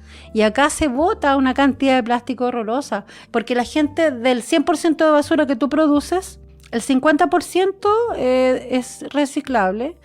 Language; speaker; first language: Spanish; native; Spanish